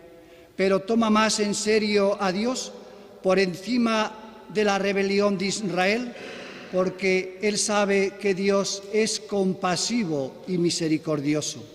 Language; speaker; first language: Spanish; native; Spanish